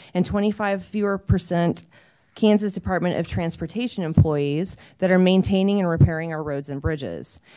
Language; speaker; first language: English; native; English